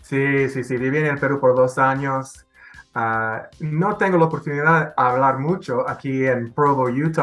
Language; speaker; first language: Spanish; non-native, fluent; English